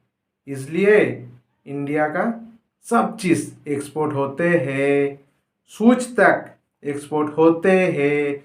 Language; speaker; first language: Hindi; non-native, local second language; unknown